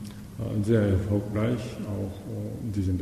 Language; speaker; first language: German; non-native, learner; Japanese